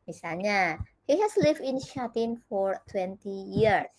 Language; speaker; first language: English; non-native, fluent; Indonesian